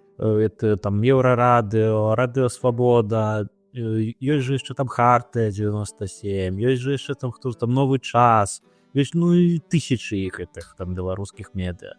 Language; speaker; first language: Belarusian; non-native, local second language; Russian